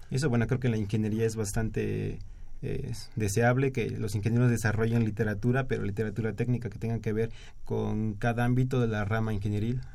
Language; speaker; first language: Spanish; native; Spanish